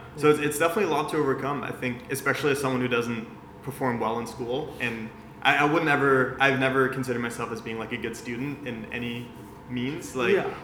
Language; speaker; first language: English; early bilingual, other home language; Persian